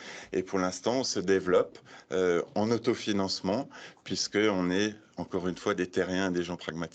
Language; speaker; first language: French; native; French